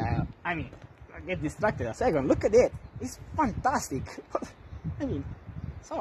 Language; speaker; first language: English; non-native, learner; Italian